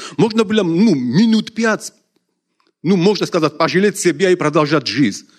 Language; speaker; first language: Russian; non-native, local second language; Georgian